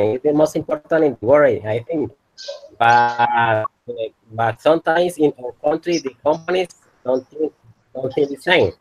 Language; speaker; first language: English; non-native, learner; Spanish